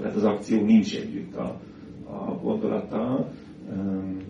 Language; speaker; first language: Hungarian; native; Hungarian